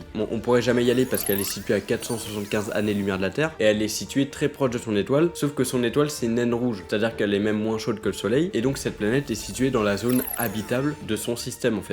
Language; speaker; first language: French; native; French